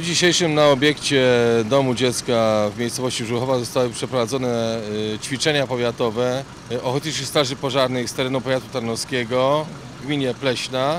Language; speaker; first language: Polish; native; Polish